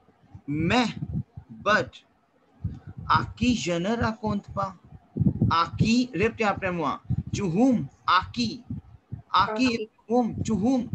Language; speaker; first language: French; non-native, fluent; Hindi